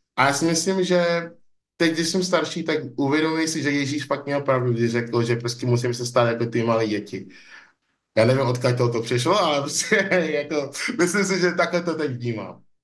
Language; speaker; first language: Czech; early bilingual, other home language; English